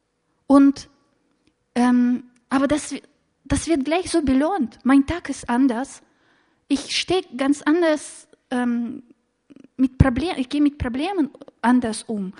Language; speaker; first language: German; non-native, fluent; Russian